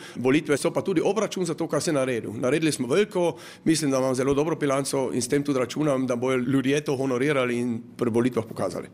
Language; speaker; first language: Slovenian; native; Slovenian